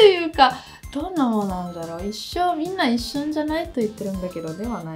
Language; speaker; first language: Japanese; non-native, fluent; Italian